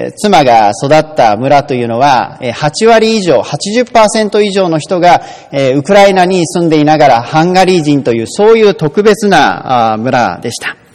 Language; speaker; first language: Japanese; native; Japanese